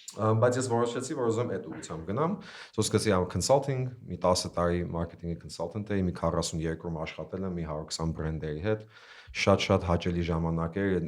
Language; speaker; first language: Armenian; early bilingual, heritage; Armenian